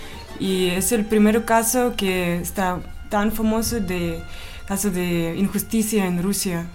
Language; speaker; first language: Spanish; non-native, fluent; Russian